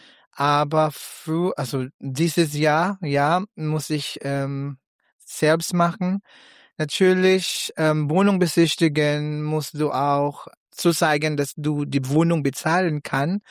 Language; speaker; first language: German; non-native, learner; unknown